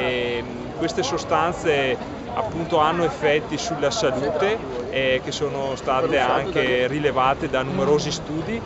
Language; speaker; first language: Italian; native; Italian